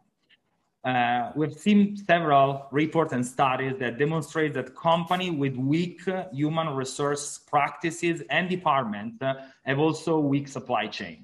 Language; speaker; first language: English; non-native, fluent; Italian